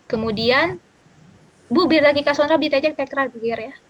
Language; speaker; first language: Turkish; non-native, learner; Indonesian